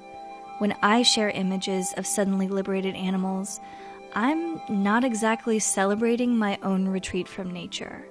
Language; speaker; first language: English; native; English